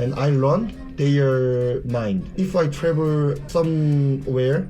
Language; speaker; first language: English; non-native, learner; Korean